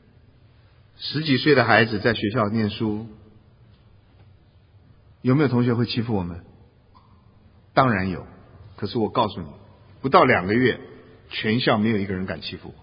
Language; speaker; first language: Chinese; native; Chinese